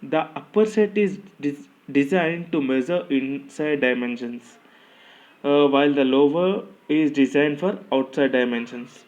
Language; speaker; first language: English; non-native, local second language; Telugu